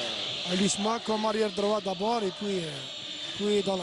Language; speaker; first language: French; non-native, local second language; Arabic